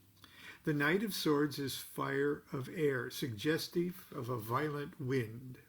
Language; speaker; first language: English; native; English